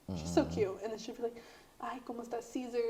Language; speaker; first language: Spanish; early bilingual, heritage; Spanish